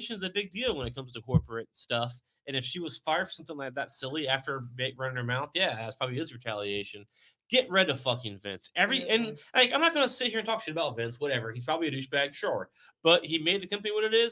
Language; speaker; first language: English; native; English